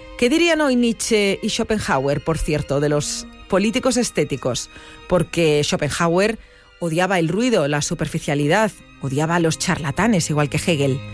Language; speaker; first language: Spanish; native; Spanish